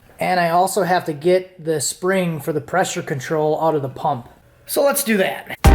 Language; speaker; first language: English; native; English